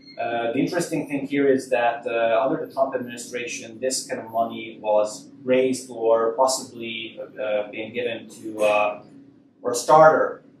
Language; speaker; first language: English; non-native, fluent; Hungarian